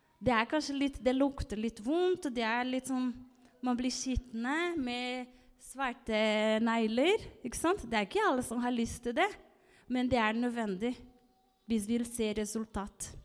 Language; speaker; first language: Norwegian; non-native, fluent; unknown